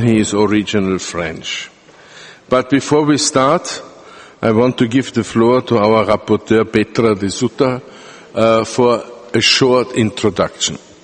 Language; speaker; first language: English; non-native, fluent; German